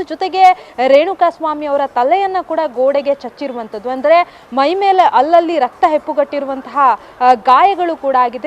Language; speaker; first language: Kannada; native; Kannada